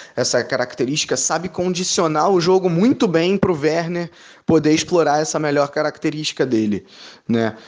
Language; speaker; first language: Portuguese; native; Portuguese